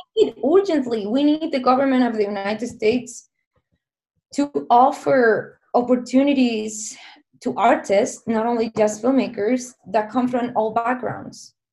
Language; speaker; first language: English; non-native, fluent; Spanish